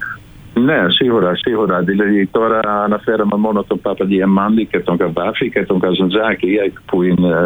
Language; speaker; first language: Greek; non-native, fluent; Dutch